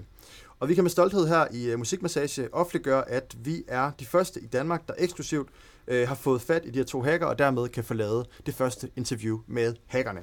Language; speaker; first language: Danish; native; Danish